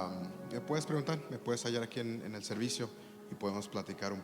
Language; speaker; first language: Spanish; early bilingual, heritage; Spanish